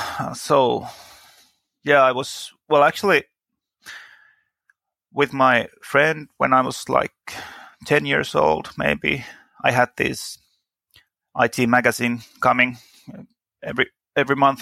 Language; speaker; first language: English; non-native, fluent; Finnish